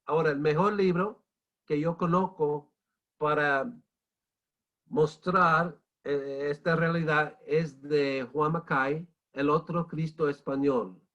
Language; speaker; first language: Spanish; non-native, fluent; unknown